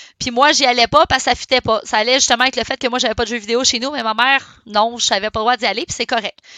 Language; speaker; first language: French; native; French